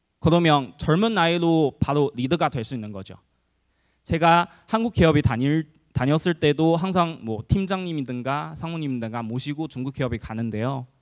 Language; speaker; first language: Korean; non-native, fluent; Chinese